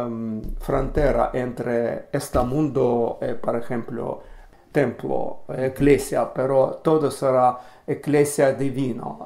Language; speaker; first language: Spanish; non-native, learner; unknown